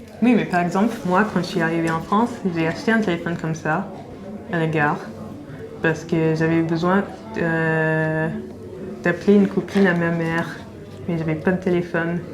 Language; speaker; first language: French; non-native, fluent; English